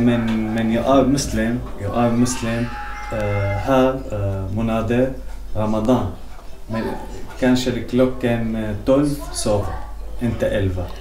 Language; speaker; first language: Swedish; non-native, learner; Arabic